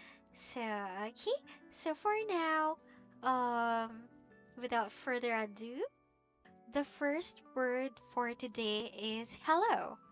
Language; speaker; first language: English; non-native, local second language; Filipino